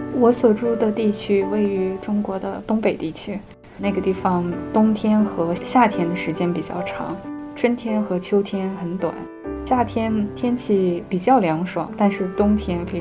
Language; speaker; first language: Chinese; native; Chinese